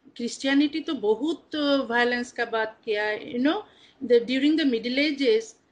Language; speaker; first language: English; non-native, fluent; Bangla